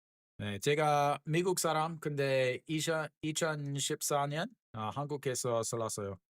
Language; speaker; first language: Korean; non-native, learner; English